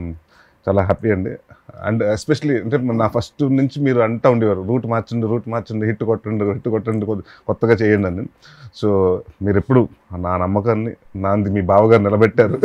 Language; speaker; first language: Telugu; native; Telugu